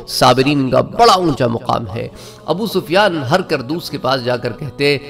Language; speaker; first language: Urdu; native; Urdu